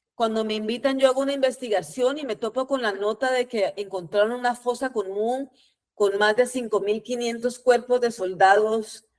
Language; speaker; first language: Spanish; native; Spanish